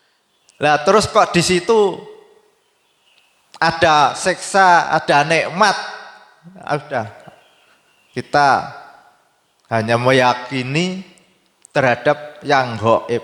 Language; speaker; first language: Indonesian; native; Indonesian